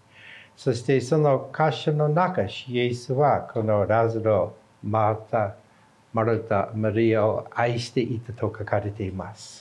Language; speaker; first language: Japanese; non-native, fluent; English